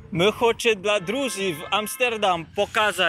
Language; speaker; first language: Russian; non-native, learner; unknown